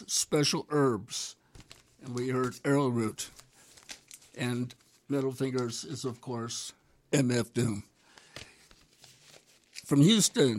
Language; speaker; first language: English; native; English